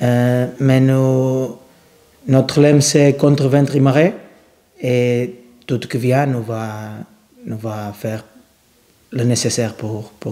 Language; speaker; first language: French; non-native, learner; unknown